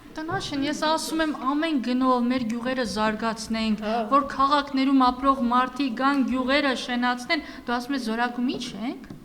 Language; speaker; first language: Armenian; native; Armenian